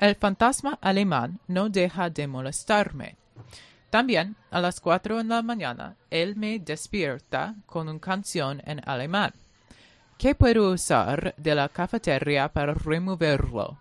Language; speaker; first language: Spanish; non-native, learner; English